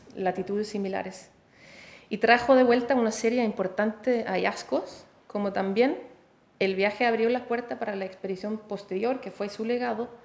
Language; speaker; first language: Spanish; non-native, fluent; Danish